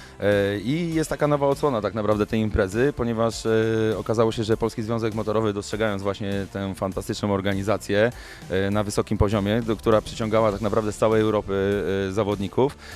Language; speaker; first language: Polish; native; Polish